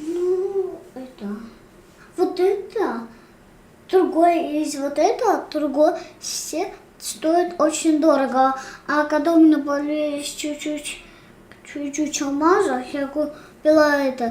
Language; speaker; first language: Russian; early bilingual, heritage; Russian